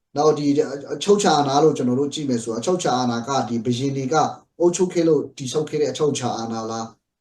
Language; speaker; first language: Burmese; non-native, local second language; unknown